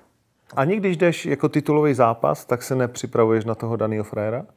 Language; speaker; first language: Czech; native; Czech